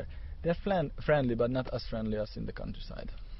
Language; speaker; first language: English; non-native, learner; Hungarian